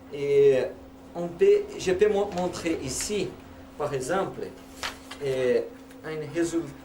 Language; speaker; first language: French; non-native, learner; Portuguese